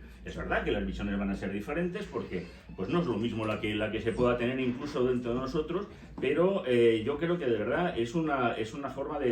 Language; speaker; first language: Spanish; native; Spanish